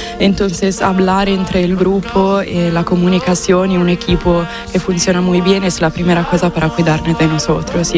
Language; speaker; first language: Spanish; non-native, fluent; Italian